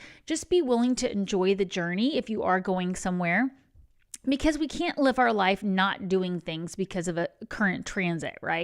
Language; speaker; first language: English; native; English